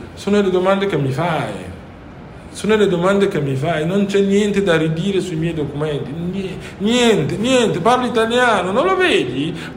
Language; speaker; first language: Italian; non-native, fluent; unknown